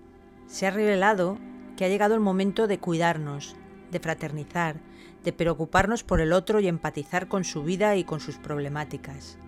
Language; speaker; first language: Spanish; native; Spanish